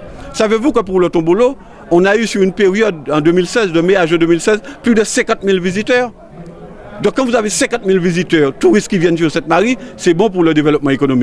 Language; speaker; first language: French; native; French